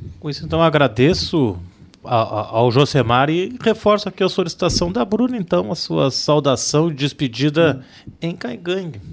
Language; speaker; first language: Portuguese; native; Portuguese